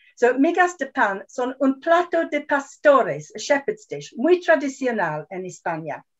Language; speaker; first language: Spanish; non-native, fluent; English